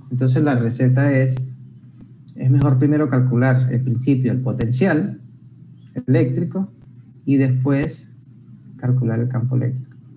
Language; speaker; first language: Spanish; native; Spanish